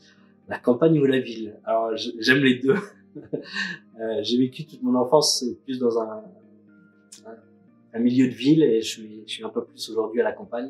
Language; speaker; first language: French; native; French